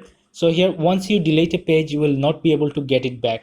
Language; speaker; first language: English; non-native, fluent; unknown